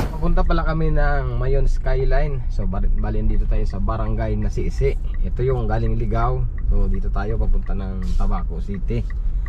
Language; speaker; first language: Filipino; native; Filipino